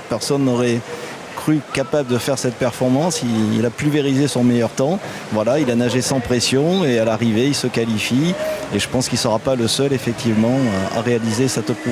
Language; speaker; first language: French; native; French